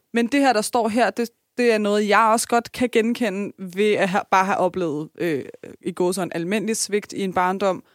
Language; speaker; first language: Danish; early bilingual, other home language; Persian